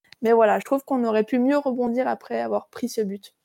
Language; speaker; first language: French; native; French